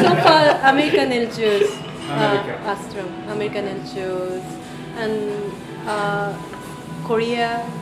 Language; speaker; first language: English; non-native, fluent; Japanese